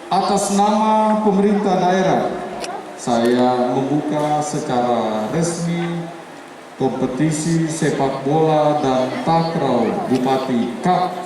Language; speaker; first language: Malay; non-native, local second language; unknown